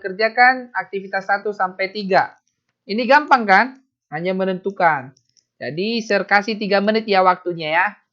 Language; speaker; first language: Indonesian; native; Indonesian